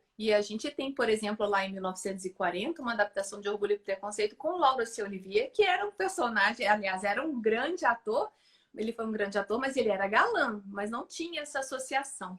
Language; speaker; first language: Portuguese; native; Portuguese